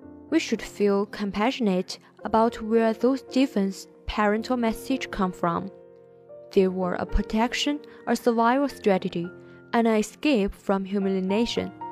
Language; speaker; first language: English; non-native, learner; Chinese